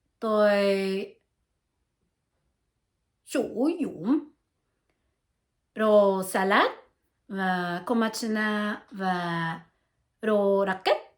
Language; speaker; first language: Vietnamese; non-native, learner; French